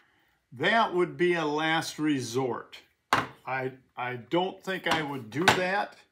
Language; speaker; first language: English; native; English